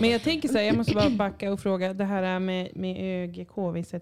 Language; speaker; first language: Swedish; native; Swedish